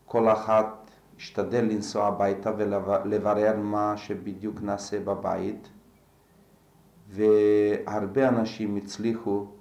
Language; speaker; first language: Hebrew; non-native, fluent; Slovak